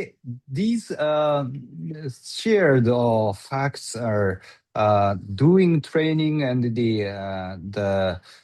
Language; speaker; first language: English; non-native, learner; Japanese